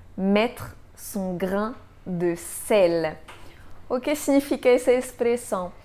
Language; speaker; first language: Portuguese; non-native, fluent; French